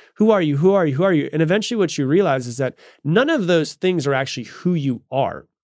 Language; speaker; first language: English; native; English